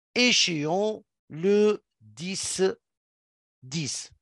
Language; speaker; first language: French; non-native, local second language; Arabic